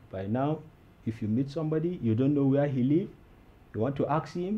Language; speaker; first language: English; non-native, local second language; Hausa